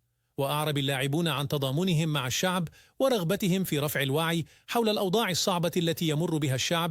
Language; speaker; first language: Arabic; native; Arabic